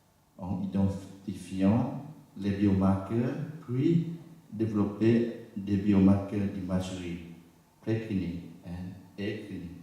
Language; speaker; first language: French; non-native, fluent; Thai